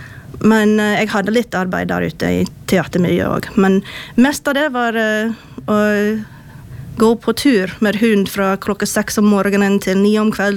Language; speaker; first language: Norwegian; non-native, fluent; English